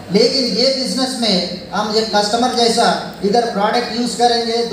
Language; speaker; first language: Hindi; non-native, local second language; Telugu